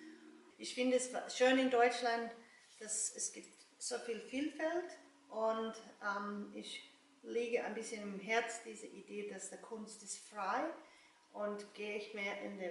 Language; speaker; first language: German; non-native, learner; English